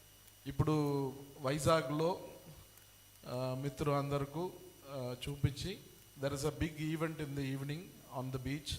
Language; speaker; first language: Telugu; non-native, fluent; Tamil